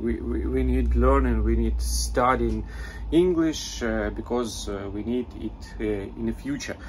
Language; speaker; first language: English; non-native, learner; Russian